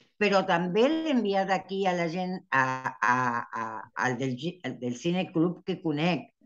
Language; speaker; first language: Catalan; early bilingual, heritage; Spanish